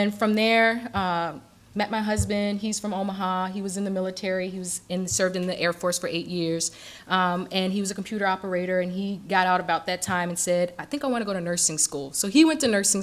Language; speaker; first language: English; native; English